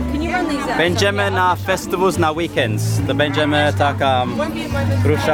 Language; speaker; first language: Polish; early bilingual, heritage; Polish